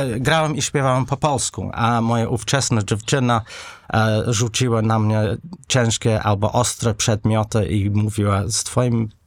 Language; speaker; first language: Polish; non-native, fluent; English